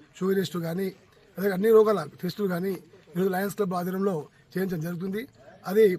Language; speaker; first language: Telugu; non-native, local second language; Lambadi